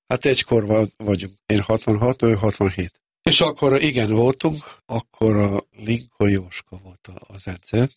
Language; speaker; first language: Hungarian; non-native, fluent; Serbian